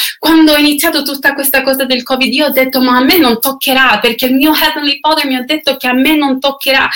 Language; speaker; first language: Italian; non-native, fluent; English